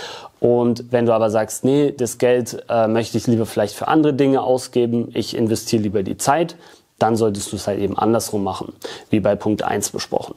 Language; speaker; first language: German; native; German